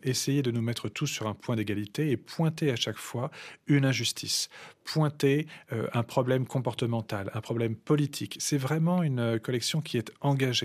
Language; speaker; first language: French; native; French